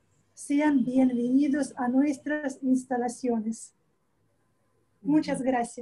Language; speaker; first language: Spanish; non-native, fluent; Russian